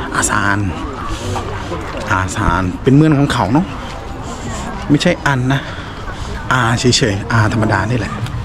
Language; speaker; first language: Thai; native; Thai